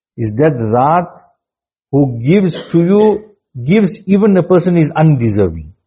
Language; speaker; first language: English; native; English